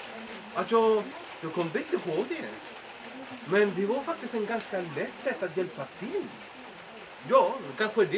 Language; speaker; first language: Swedish; non-native, fluent; Spanish